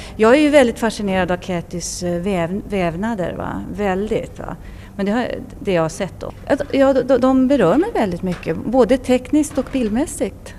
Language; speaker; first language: Swedish; native; Swedish